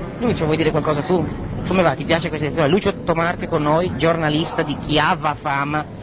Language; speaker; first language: Italian; native; Italian